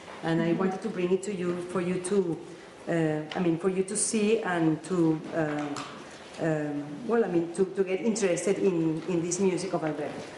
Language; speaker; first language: English; non-native, fluent; Spanish